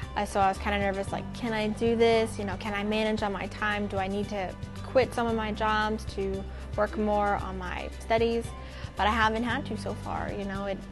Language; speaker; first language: English; native; English